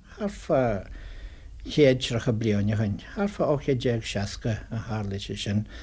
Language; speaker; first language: Irish; native; Irish